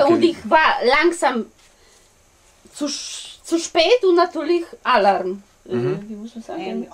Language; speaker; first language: German; non-native, learner; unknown